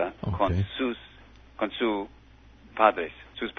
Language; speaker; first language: Spanish; non-native, learner; English